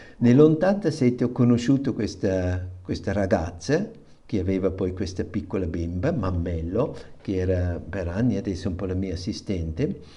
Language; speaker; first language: Italian; non-native, fluent; German